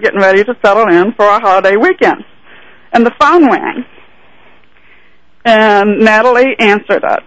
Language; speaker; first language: English; native; English